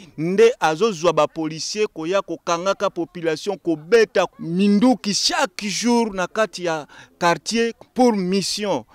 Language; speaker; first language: Lingala; native; Lingala